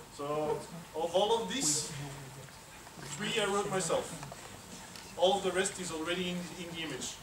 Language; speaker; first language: English; non-native, fluent; Dutch